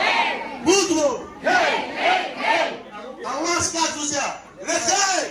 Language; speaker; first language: Russian; non-native, learner; Georgian